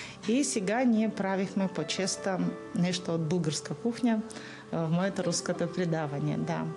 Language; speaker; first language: Bulgarian; non-native, learner; Russian